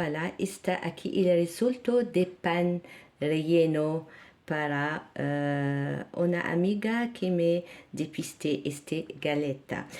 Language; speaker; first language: Spanish; non-native, learner; Arabic